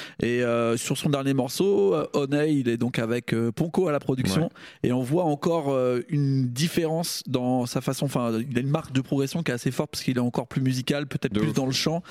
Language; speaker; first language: French; native; French